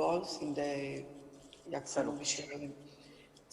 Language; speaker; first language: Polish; non-native, learner; Hebrew